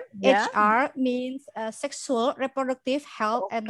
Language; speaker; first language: English; non-native, learner; Indonesian